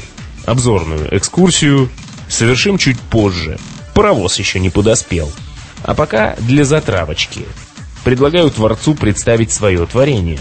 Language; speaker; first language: Russian; native; Russian